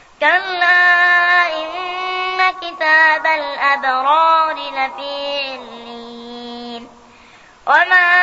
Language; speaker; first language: Arabic; native; Arabic